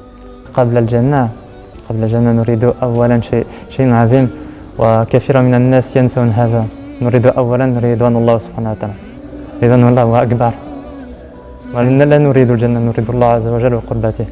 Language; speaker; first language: Arabic; non-native, learner; French